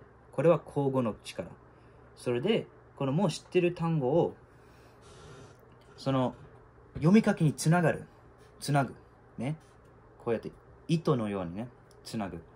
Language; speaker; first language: Japanese; non-native, fluent; English